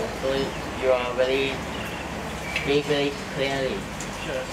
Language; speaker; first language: English; non-native, learner; Thai